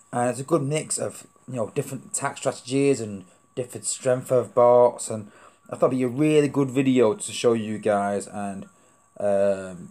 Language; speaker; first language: English; native; English